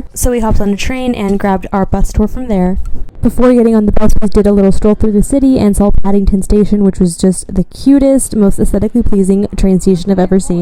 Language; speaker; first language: English; native; English